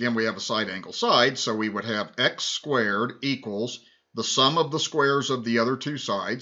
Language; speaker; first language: English; native; English